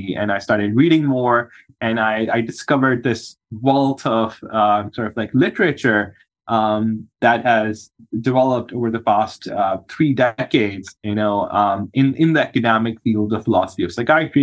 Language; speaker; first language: English; non-native, local second language; Urdu